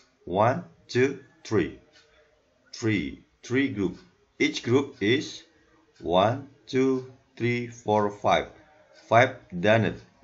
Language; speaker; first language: English; non-native, learner; Indonesian